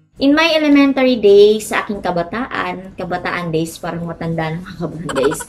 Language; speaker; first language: Filipino; non-native, local second language; Cebuano